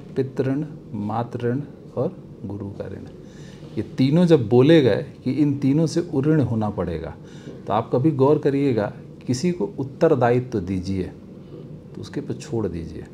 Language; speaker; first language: Hindi; native; Hindi